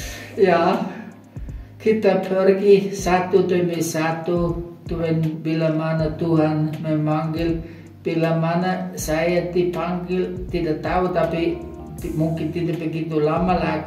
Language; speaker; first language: Indonesian; non-native, fluent; German